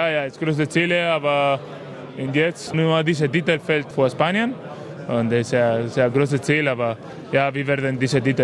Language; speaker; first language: German; non-native, learner; Spanish